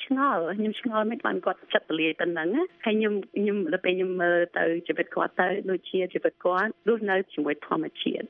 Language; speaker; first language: Khmer; early bilingual, other home language; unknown